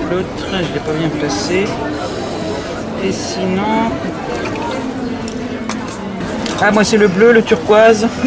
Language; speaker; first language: French; native; French